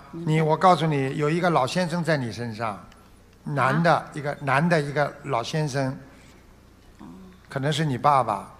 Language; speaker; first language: Chinese; non-native, local second language; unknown